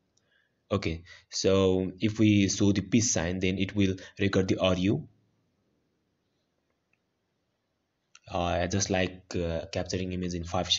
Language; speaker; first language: English; non-native, fluent; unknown